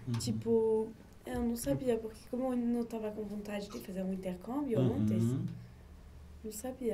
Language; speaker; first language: Portuguese; non-native, learner; French